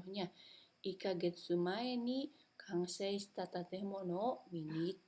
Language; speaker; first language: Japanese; non-native, fluent; Indonesian